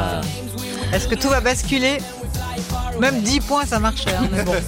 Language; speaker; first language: French; native; French